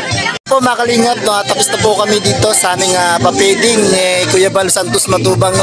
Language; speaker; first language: Filipino; native; Filipino